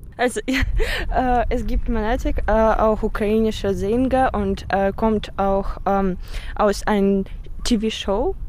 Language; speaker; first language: German; non-native, fluent; Ukrainian